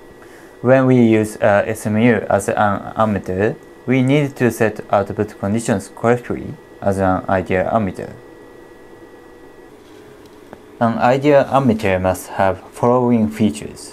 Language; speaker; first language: English; non-native, fluent; Japanese